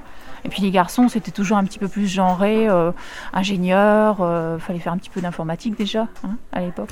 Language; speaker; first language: French; native; French